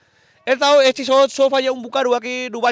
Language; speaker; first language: Vietnamese; native; Vietnamese